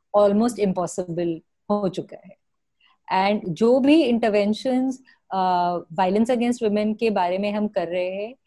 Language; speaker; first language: Hindi; non-native, local second language; Marathi